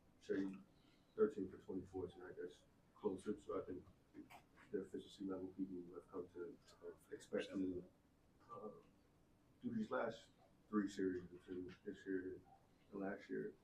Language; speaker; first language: English; native; English